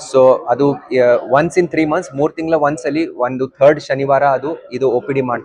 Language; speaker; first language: Kannada; non-native, learner; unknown